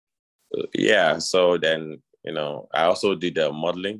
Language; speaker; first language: English; non-native, local second language; Yoruba